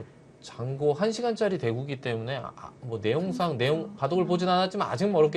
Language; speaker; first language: Korean; native; Korean